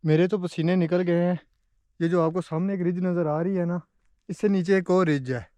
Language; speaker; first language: Urdu; non-native, local second language; Punjabi